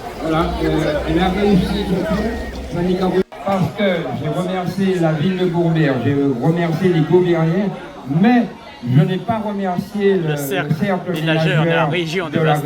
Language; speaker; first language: French; native; French